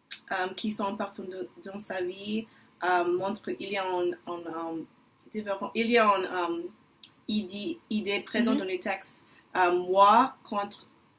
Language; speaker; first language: French; non-native, learner; English